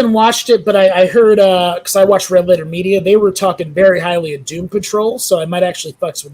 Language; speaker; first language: English; native; English